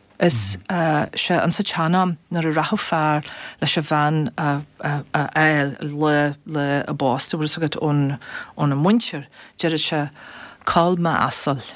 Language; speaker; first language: Irish; non-native, fluent; English